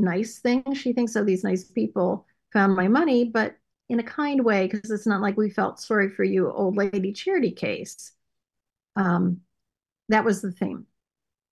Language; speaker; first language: English; native; English